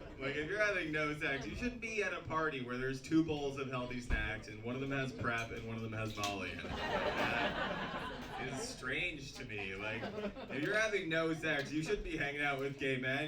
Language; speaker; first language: English; native; English